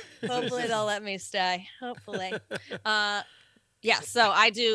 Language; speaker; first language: English; native; English